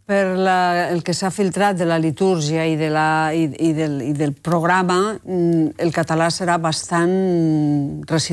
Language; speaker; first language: Catalan; native; Catalan